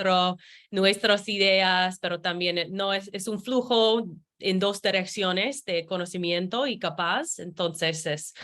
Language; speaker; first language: Spanish; non-native, fluent; English